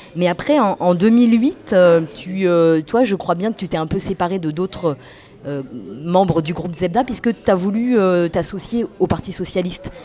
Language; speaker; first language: French; native; French